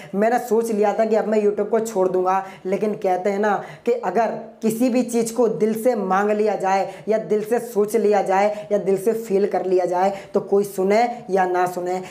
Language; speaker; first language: Hindi; non-native, local second language; Gujarati